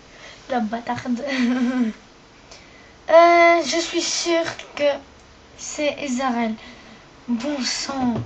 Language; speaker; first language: French; native; French